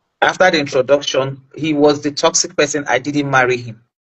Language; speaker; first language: English; non-native, local second language; Igbo